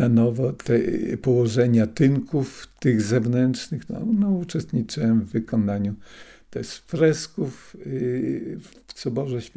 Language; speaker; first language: Polish; non-native, local second language; Russian